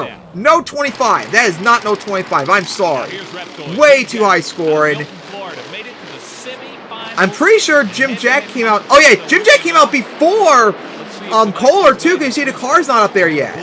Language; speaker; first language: English; native; English